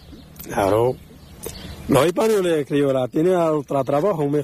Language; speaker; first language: Spanish; non-native, learner; Arabic